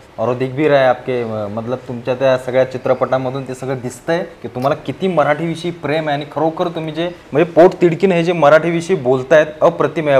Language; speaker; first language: Marathi; native; Marathi